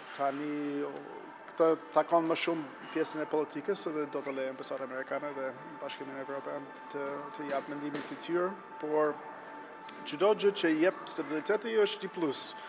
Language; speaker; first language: Albanian; non-native, fluent; English